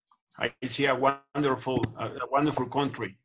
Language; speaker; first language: English; non-native, learner; Spanish